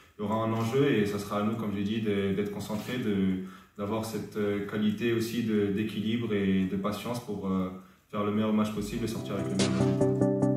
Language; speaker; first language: French; early bilingual, other home language; Arabic